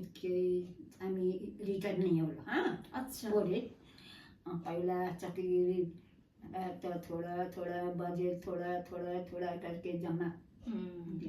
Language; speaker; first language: Hindi; non-native, local second language; Nepali